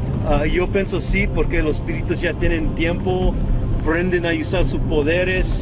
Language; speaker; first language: Spanish; early bilingual, heritage; Spanish